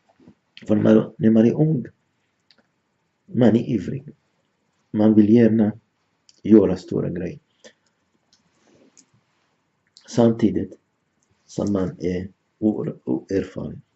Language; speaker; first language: Swedish; non-native, fluent; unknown